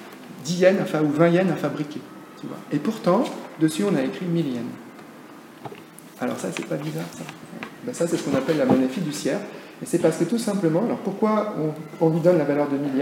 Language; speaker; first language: French; native; French